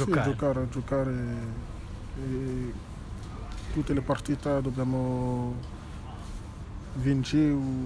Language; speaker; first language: Italian; non-native, learner; French